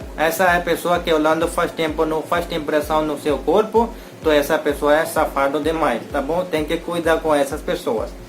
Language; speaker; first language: Portuguese; non-native, learner; Hindi